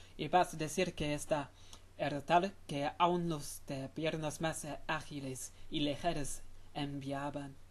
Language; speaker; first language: Spanish; non-native, fluent; English